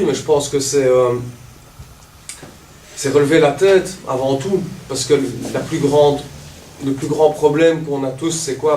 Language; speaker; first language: French; native; French